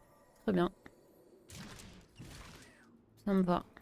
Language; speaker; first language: French; native; French